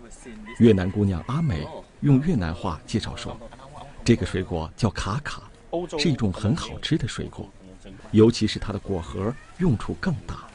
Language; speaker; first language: Chinese; native; Chinese